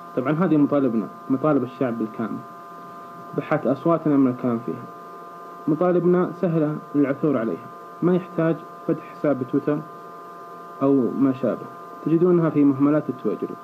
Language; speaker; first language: Arabic; native; Arabic